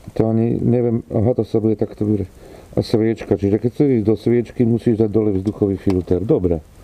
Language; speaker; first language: Slovak; non-native, local second language; Hungarian